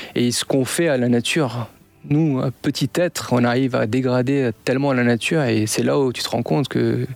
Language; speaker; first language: French; non-native, local second language; Arabic